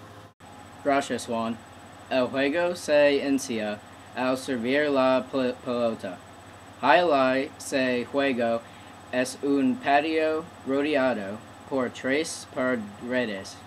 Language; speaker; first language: Spanish; non-native, learner; English